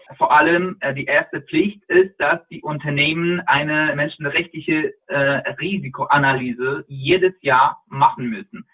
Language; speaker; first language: German; non-native, fluent; Polish